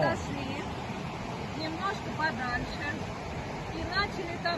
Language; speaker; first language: Russian; native; Russian